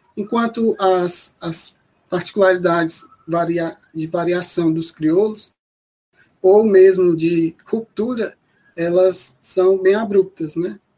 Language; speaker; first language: Portuguese; native; Portuguese